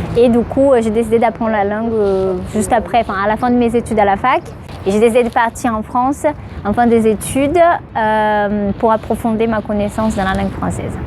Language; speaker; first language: French; non-native, fluent; Portuguese